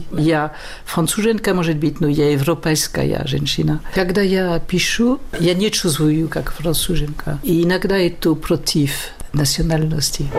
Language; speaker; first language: Russian; non-native, learner; French